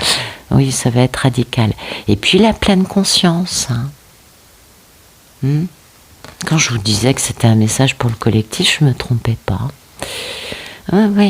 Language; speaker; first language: French; native; French